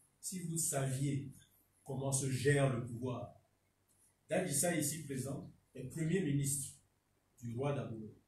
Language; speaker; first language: French; non-native, local second language; Fon